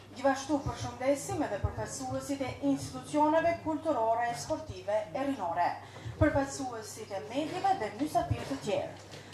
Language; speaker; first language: Albanian; native; Albanian